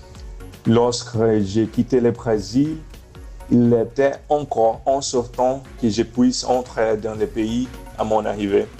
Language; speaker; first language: French; non-native, fluent; Portuguese